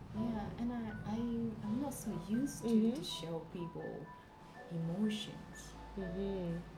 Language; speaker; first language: English; non-native, fluent; Japanese